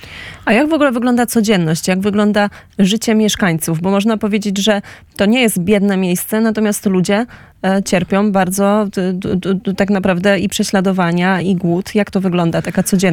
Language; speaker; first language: Polish; native; Polish